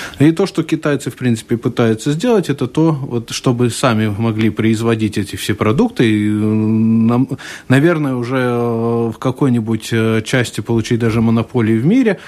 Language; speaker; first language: Russian; non-native, local second language; Latvian